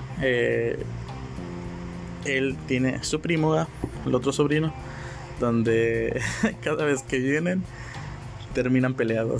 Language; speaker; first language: Spanish; native; Spanish